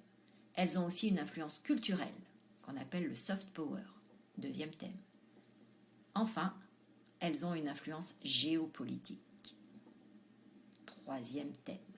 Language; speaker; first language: French; native; French